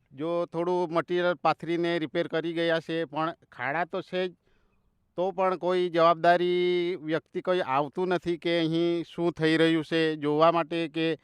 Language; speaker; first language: Gujarati; non-native, local second language; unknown